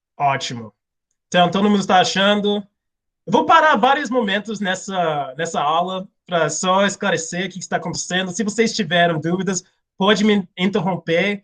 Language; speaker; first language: Portuguese; non-native, fluent; English